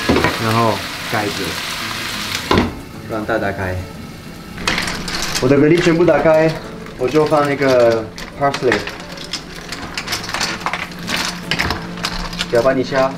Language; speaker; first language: Chinese; non-native, fluent; French